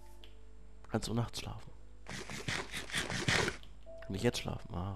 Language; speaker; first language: German; native; German